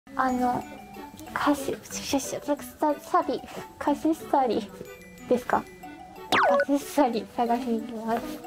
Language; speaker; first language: Japanese; non-native, learner; Chinese